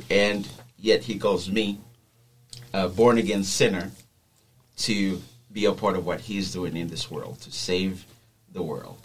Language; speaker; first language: English; non-native, fluent; Haitian Creole